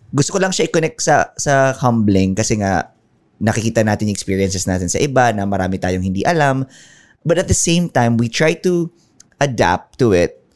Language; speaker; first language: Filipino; non-native, local second language; Waray